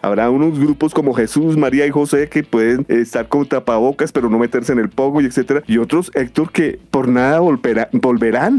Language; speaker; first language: Spanish; native; Spanish